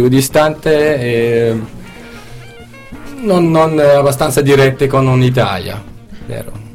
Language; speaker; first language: Italian; non-native, learner; German